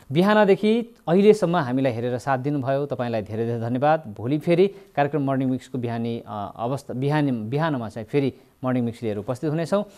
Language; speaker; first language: Nepali; native; Nepali